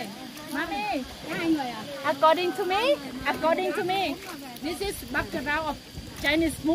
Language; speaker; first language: English; non-native, learner; Vietnamese